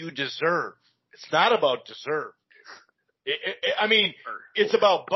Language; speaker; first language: English; native; English